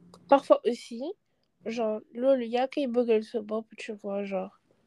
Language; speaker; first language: French; non-native, local second language; Wolof